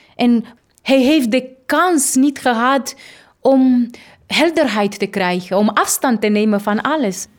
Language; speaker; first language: Dutch; non-native, fluent; Romanian